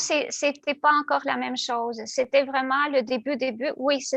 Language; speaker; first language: French; non-native, fluent; Russian